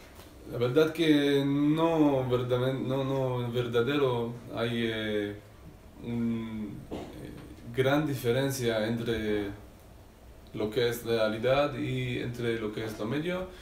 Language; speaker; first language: Spanish; non-native, learner; Hebrew